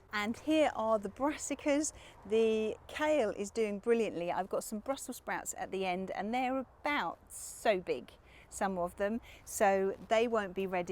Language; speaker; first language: English; native; English